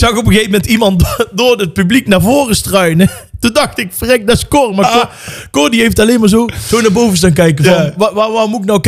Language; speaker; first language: Dutch; native; Dutch